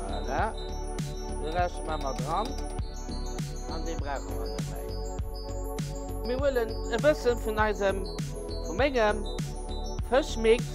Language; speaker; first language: German; non-native, local second language; Luxembourgish